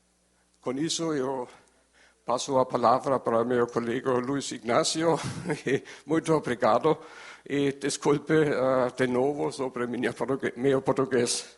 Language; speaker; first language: Portuguese; non-native, learner; German